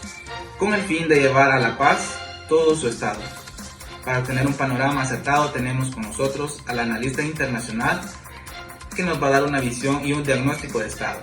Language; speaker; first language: Spanish; native; Spanish